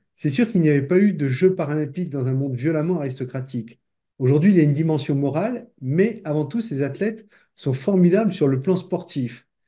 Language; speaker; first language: French; native; French